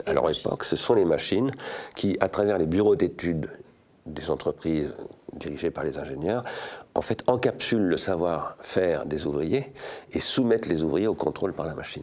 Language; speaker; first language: French; native; French